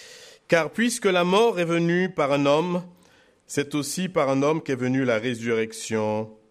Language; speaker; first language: French; native; French